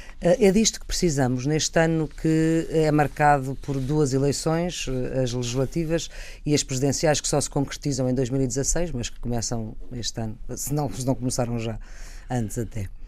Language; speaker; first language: Portuguese; native; Portuguese